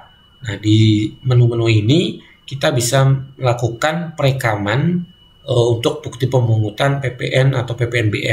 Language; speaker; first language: Indonesian; native; Indonesian